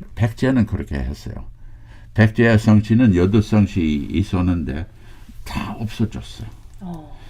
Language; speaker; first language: Korean; non-native, fluent; English